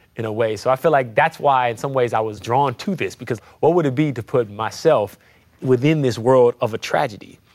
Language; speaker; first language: English; native; English